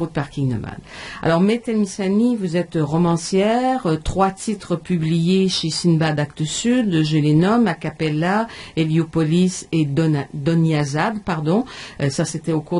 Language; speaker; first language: French; native; French